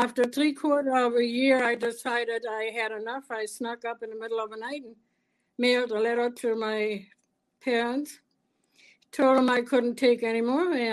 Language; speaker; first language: English; non-native, fluent; German